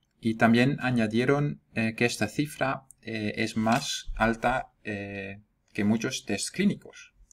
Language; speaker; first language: Spanish; non-native, fluent; Dutch